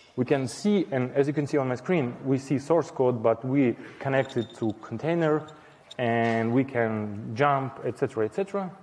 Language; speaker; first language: English; non-native, fluent; Ukrainian